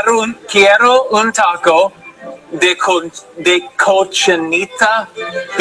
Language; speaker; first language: Spanish; non-native, learner; English